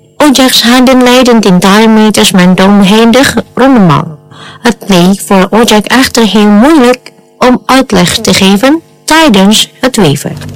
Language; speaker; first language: Dutch; non-native, fluent; Indonesian